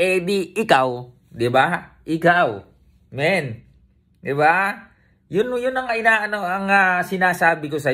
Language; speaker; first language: Filipino; native; Filipino